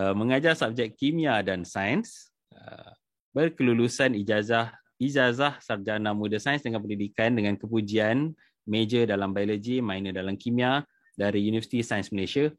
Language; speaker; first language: Malay; native; Malay